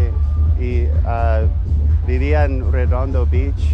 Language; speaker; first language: Spanish; non-native, learner; English